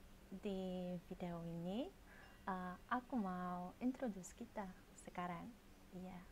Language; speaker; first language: Indonesian; non-native, learner; Polish